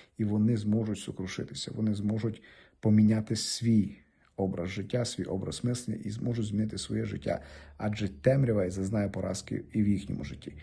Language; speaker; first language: Ukrainian; native; Ukrainian